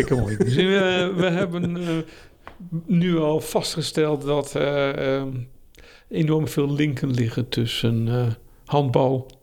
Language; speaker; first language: Dutch; early bilingual, other home language; German